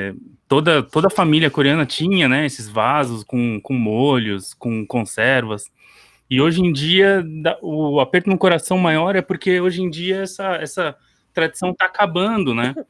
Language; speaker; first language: Portuguese; early bilingual, other home language; Korean